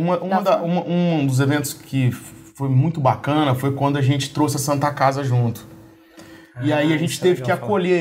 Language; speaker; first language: Portuguese; native; Portuguese